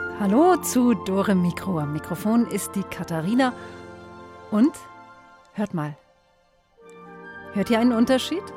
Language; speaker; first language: German; native; German